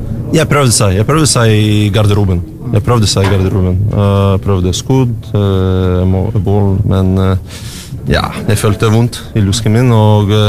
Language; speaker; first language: Norwegian; non-native, learner; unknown